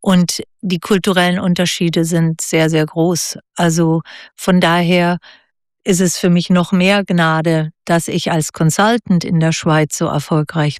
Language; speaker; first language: German; native; German